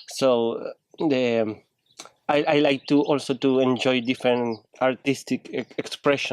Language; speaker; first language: English; non-native, learner; Spanish